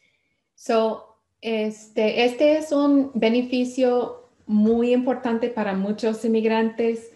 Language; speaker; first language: Spanish; non-native, fluent; English